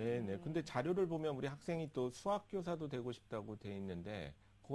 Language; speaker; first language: Korean; native; Korean